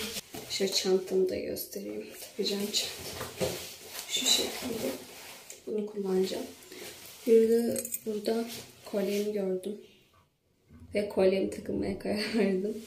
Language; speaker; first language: Turkish; native; Turkish